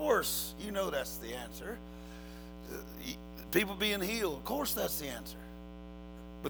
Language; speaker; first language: English; native; English